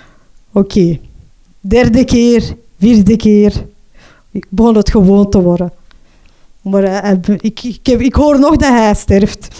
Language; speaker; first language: Dutch; non-native, local second language; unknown